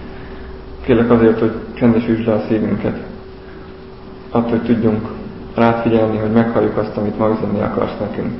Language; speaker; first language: Hungarian; native; Hungarian